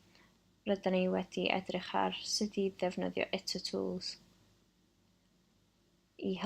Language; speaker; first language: Welsh; non-native, local second language; English